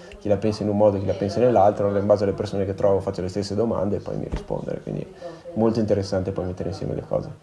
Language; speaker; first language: Italian; native; Italian